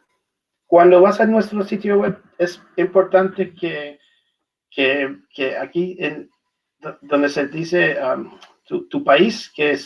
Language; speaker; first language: Spanish; non-native, learner; English